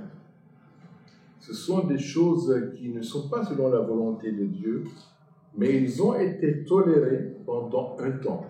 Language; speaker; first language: French; non-native, fluent; Arabic